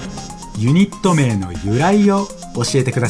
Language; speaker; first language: Japanese; native; Japanese